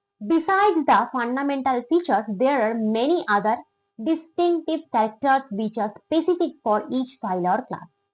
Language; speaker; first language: English; non-native, local second language; Bangla